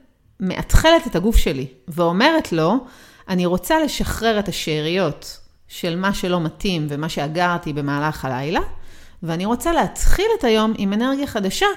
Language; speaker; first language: Hebrew; native; Hebrew